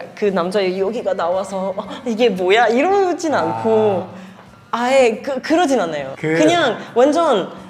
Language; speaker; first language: Korean; non-native, fluent; French